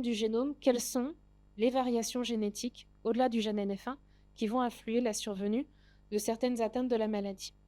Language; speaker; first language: French; native; French